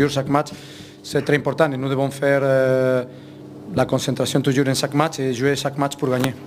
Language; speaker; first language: French; non-native, fluent; Spanish